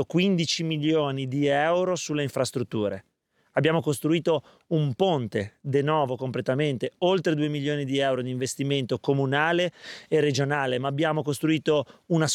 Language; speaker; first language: Italian; native; Italian